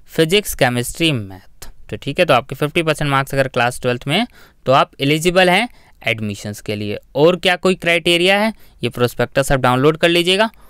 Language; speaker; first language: Hindi; native; Hindi